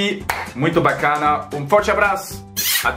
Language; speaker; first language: Portuguese; non-native, fluent; French